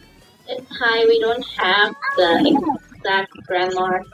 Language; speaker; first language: English; non-native, fluent; Thai